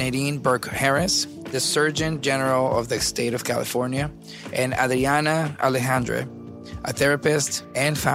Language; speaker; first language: English; early bilingual, other home language; Spanish